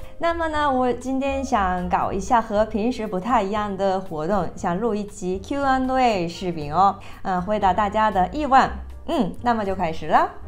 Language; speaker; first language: Chinese; non-native, fluent; Japanese